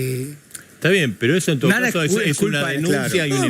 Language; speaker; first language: Spanish; native; Spanish